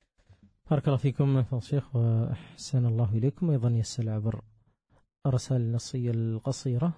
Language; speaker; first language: Arabic; native; Arabic